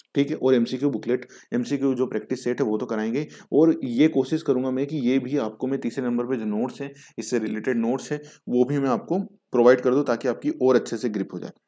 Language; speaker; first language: Hindi; native; Hindi